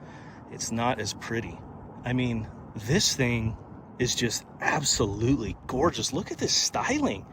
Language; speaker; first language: English; native; English